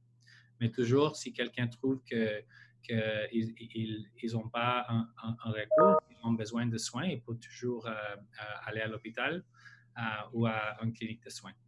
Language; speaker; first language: French; non-native, local second language; English